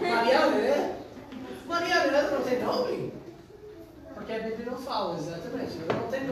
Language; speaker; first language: Portuguese; non-native, fluent; English